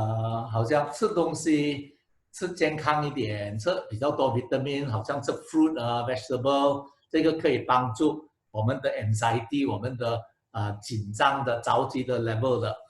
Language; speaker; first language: Chinese; non-native, local second language; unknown